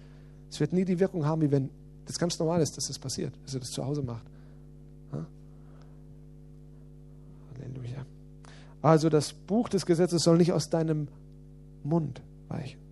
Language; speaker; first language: German; native; German